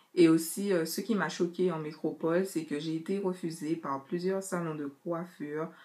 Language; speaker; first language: French; native; French